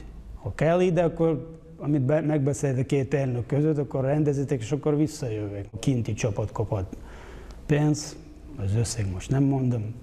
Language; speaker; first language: Hungarian; non-native, fluent; Ukrainian